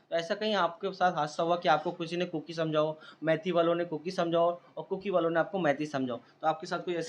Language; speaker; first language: Hindi; native; Hindi